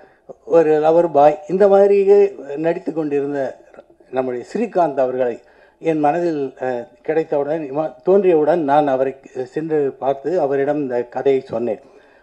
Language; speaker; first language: Tamil; native; Tamil